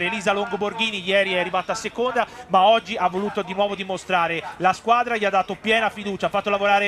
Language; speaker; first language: Italian; native; Italian